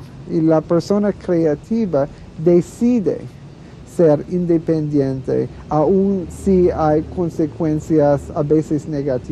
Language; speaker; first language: Spanish; non-native, fluent; English